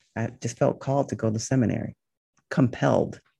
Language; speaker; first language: English; native; English